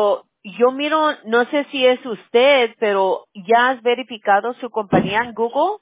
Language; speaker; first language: Spanish; early bilingual, heritage; Spanish